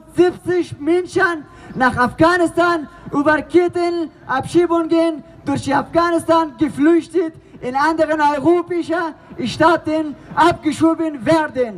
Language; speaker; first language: German; non-native, learner; Persian